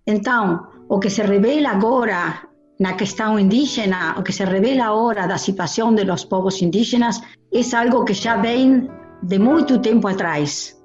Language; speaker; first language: Portuguese; non-native, fluent; Spanish